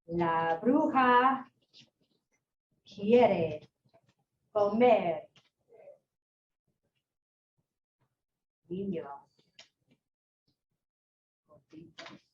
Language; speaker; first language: Spanish; non-native, fluent; English